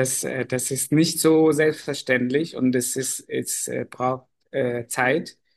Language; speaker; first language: German; non-native, fluent; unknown